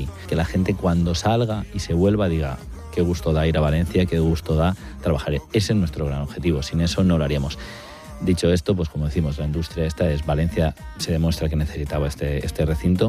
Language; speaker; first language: Spanish; native; Spanish